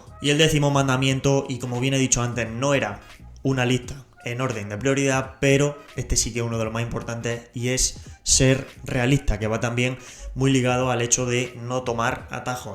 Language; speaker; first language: Spanish; native; Spanish